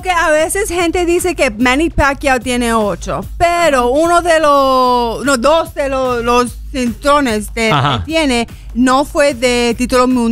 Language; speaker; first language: Spanish; early bilingual, heritage; English